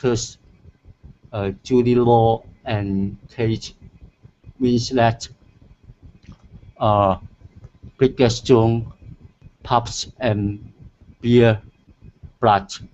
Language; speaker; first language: English; non-native, learner; Cantonese